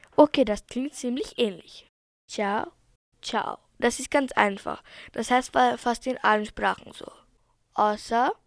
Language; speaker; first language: German; early bilingual, other home language; Serbian